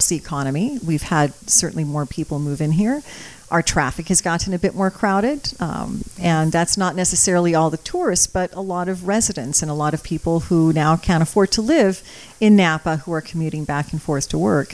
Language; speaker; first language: English; early bilingual, other home language; Croatian